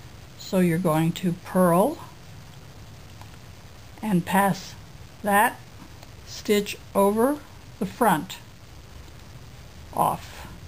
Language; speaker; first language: English; native; English